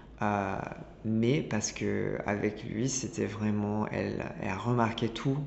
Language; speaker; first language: French; non-native, fluent; Italian